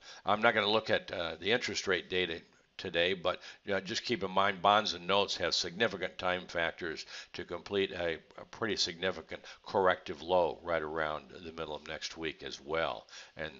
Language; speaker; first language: English; native; English